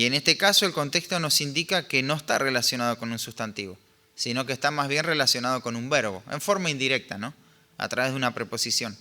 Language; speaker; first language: Spanish; native; Spanish